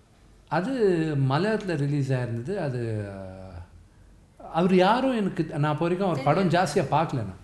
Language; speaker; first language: Tamil; non-native, local second language; Telugu